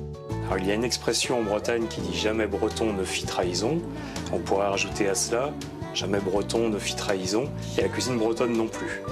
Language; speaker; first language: French; native; French